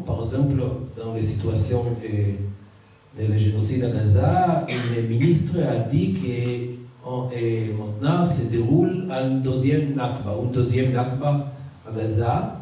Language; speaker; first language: French; non-native, learner; Hebrew